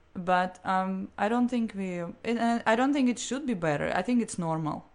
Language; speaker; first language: English; non-native, fluent; Russian